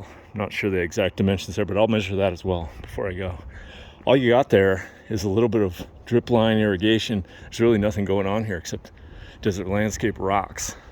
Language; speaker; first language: English; native; English